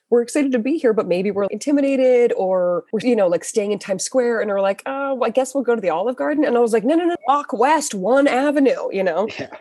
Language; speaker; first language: English; native; English